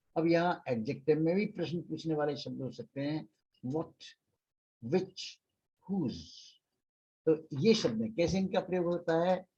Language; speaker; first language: Hindi; native; Hindi